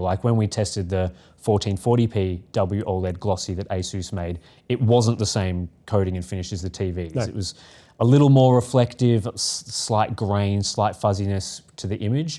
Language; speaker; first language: English; native; English